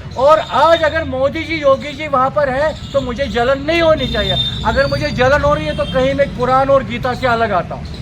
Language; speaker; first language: Hindi; non-native, local second language; Kashmiri